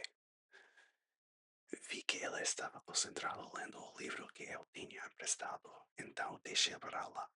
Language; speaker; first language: Portuguese; non-native, learner; English